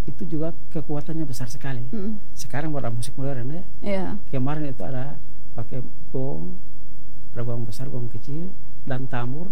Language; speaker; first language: Indonesian; non-native, local second language; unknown